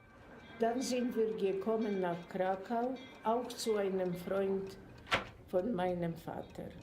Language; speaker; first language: German; non-native, fluent; Polish